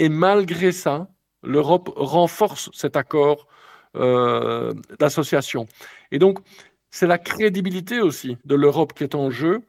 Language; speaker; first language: French; native; French